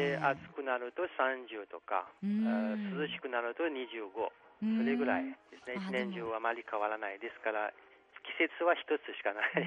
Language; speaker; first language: Japanese; non-native, fluent; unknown